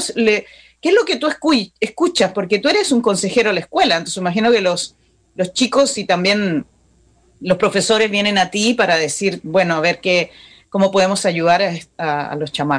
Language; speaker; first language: Spanish; native; Spanish